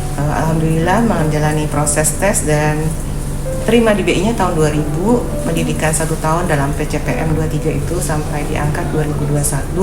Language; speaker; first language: Indonesian; non-native, local second language; Minangkabau